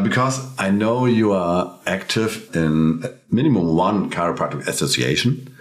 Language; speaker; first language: English; non-native, fluent; German